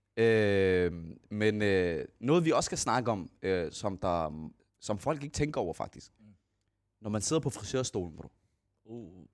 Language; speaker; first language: Danish; early bilingual, other home language; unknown